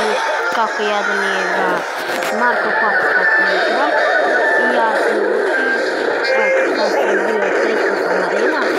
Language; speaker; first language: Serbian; early bilingual, heritage; Serbian